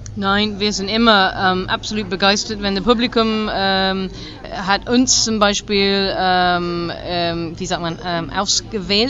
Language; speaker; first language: German; non-native, fluent; English